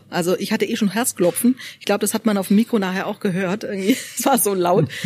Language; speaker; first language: German; native; German